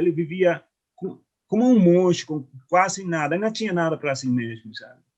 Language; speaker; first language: Portuguese; non-native, fluent; Dutch